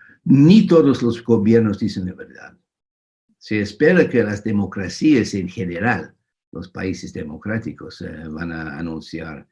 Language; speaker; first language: Spanish; non-native, fluent; English